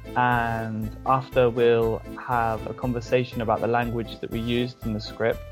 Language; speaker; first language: English; native; English